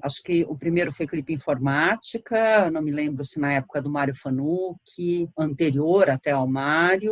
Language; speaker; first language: Portuguese; native; Portuguese